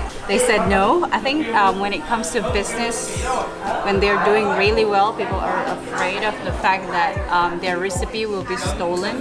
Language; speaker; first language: English; non-native, fluent; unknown